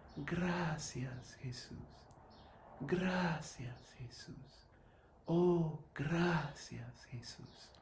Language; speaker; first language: Spanish; non-native, fluent; English